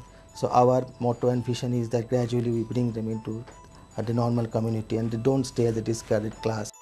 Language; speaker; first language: English; non-native, local second language; Bangla